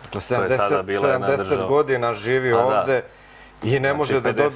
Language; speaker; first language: Croatian; native; Croatian